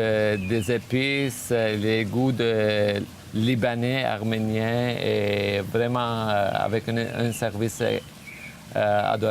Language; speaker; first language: French; non-native, fluent; Armenian